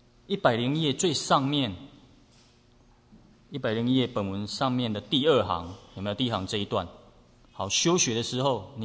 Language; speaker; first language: Chinese; native; Chinese